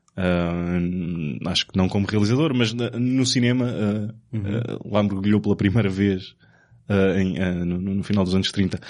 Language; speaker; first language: Portuguese; native; Portuguese